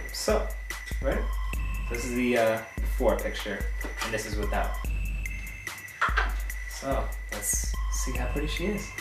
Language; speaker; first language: English; native; English